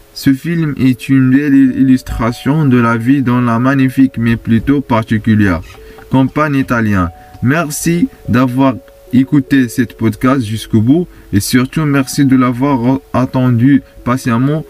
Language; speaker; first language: French; non-native, fluent; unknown